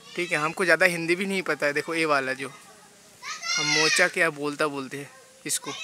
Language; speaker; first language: Hindi; non-native, local second language; Bangla